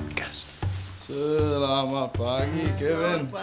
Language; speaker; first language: Indonesian; non-native, learner; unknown